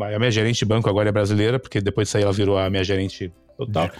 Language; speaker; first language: Portuguese; native; Portuguese